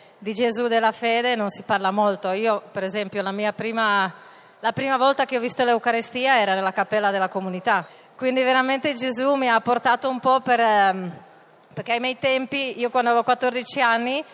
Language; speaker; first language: Italian; non-native, fluent; Czech